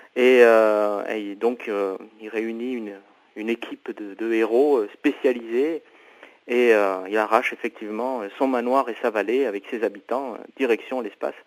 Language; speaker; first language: French; non-native, fluent; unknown